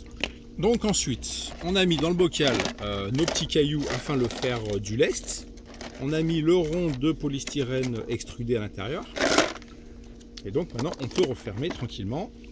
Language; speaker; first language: French; native; French